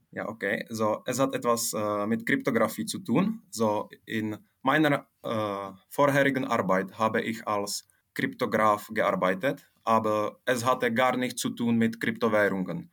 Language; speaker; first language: German; non-native, fluent; Czech